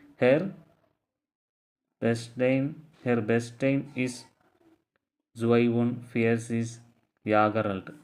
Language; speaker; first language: German; non-native, learner; Tamil